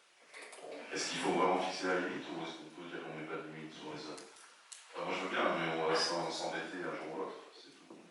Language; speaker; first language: French; native; French